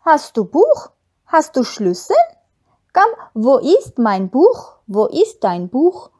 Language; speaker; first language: German; non-native, fluent; Armenian